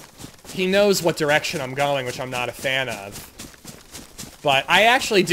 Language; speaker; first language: English; native; English